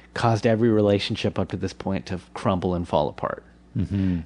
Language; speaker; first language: English; native; English